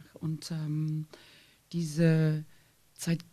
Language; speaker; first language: German; non-native, fluent; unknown